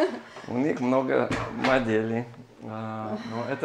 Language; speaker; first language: Russian; non-native, learner; English